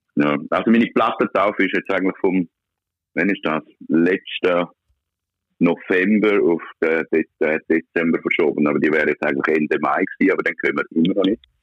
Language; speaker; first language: German; native; German